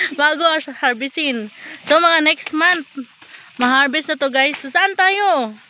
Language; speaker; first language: Filipino; non-native, local second language; Cebuano